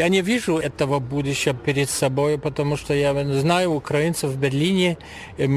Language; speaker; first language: Russian; non-native, fluent; German